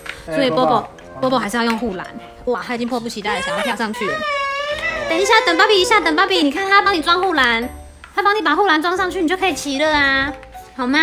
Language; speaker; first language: Chinese; native; Chinese